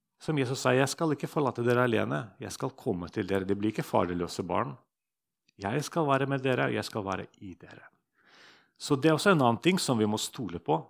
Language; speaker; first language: Norwegian; non-native, fluent; Russian